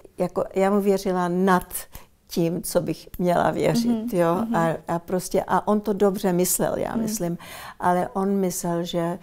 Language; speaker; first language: Czech; early bilingual, heritage; Czech